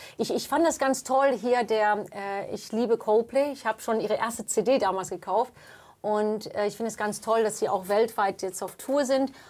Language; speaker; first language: German; non-native, fluent; English